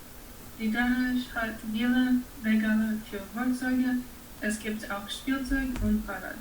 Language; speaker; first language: German; non-native, learner; English